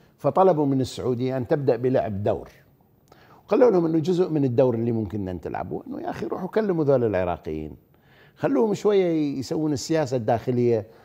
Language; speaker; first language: Arabic; native; Arabic